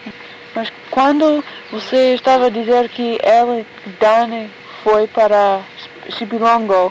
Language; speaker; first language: Portuguese; non-native, fluent; English